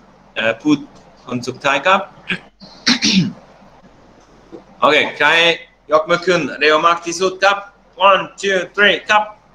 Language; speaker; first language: Thai; non-native, learner; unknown